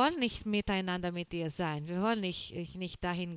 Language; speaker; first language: German; non-native, learner; Portuguese